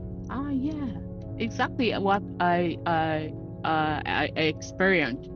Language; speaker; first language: English; non-native, learner; Japanese